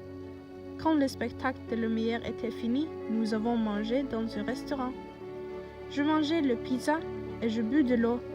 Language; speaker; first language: French; non-native, learner; Norwegian